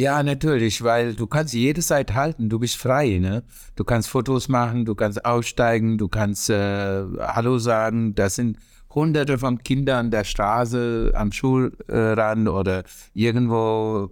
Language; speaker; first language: German; non-native, learner; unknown